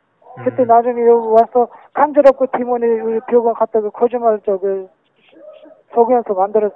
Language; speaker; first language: Korean; non-native, learner; Uzbek